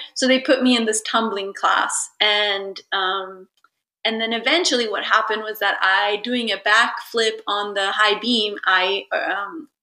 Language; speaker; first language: English; early bilingual, other home language; Italian